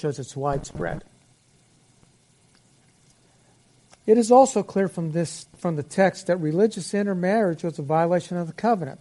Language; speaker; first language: English; native; English